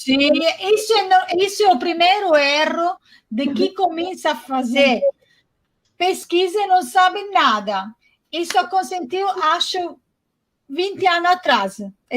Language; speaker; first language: Portuguese; non-native, fluent; Italian